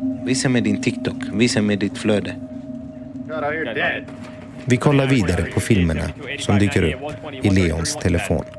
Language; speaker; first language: Swedish; native; Swedish